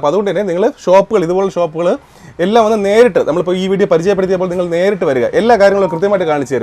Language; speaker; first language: Malayalam; native; Malayalam